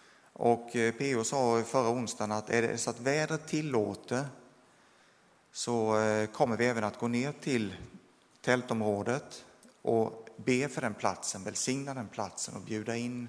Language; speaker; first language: Swedish; native; Swedish